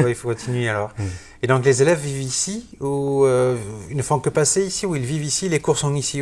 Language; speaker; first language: French; native; French